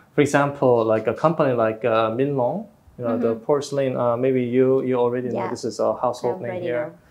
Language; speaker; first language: English; non-native, fluent; Korean